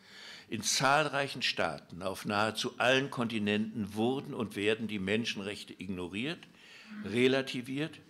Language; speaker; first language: German; native; German